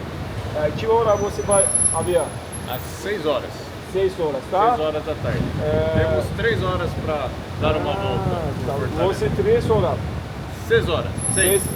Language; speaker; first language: Portuguese; non-native, learner; Turkish